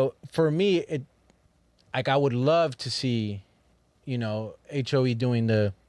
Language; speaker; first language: English; native; English